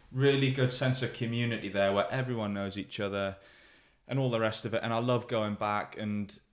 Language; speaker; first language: English; native; English